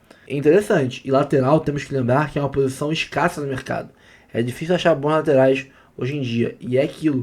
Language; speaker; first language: Portuguese; native; Portuguese